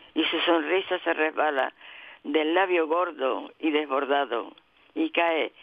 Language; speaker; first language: Spanish; native; Spanish